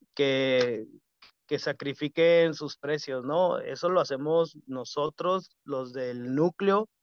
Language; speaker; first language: Spanish; native; Spanish